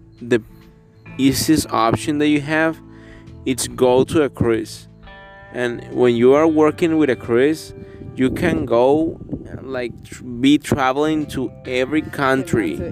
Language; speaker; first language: English; non-native, learner; Spanish